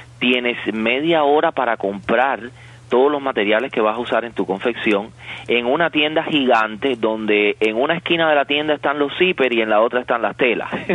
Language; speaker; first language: Spanish; native; Spanish